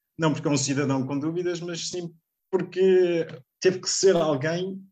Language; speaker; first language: Portuguese; native; Portuguese